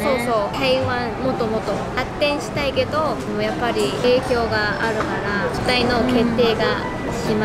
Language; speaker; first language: Japanese; non-native, fluent; Chinese